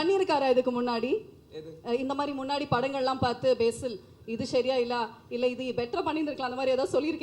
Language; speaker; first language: Tamil; native; Tamil